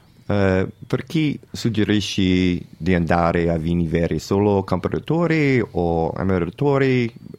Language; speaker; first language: Italian; non-native, learner; English